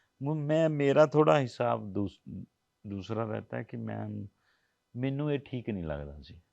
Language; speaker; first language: Hindi; non-native, local second language; Punjabi